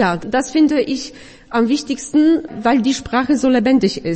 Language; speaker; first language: German; non-native, fluent; Polish